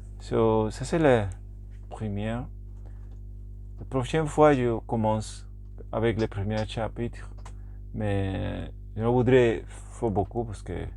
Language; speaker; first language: French; non-native, learner; Spanish